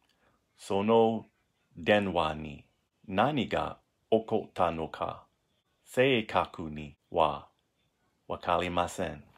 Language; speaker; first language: Japanese; non-native, learner; English